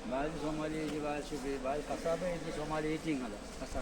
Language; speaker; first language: Arabic; non-native, learner; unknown